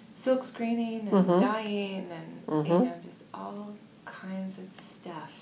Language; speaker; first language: English; native; English